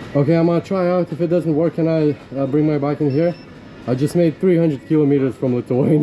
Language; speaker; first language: English; non-native, learner; Lithuanian